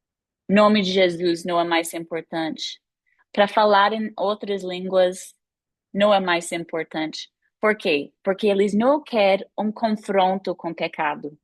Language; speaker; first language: Portuguese; non-native, fluent; English